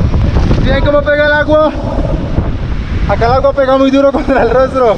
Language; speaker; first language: Spanish; native; Spanish